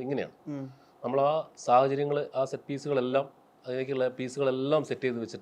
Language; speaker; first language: Malayalam; native; Malayalam